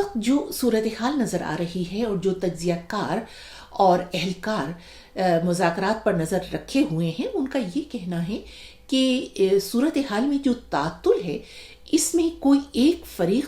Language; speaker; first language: Urdu; native; Urdu